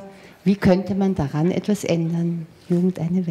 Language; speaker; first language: German; native; German